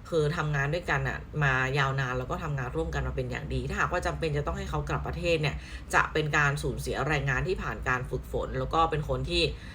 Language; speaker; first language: Thai; native; Thai